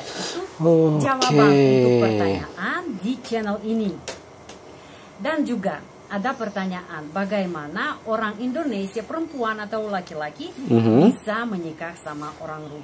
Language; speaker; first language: Indonesian; non-native, fluent; Russian